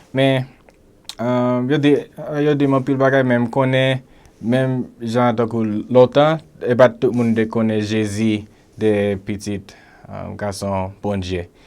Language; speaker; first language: Haitian Creole; non-native, learner; English